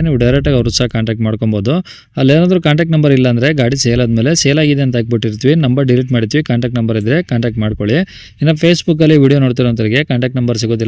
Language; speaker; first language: Kannada; native; Kannada